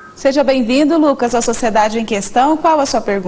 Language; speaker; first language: Portuguese; native; Portuguese